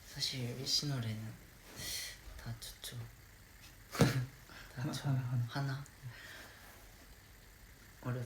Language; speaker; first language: Korean; non-native, fluent; Japanese